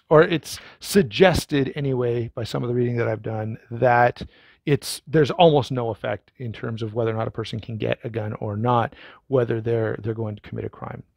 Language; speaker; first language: English; native; English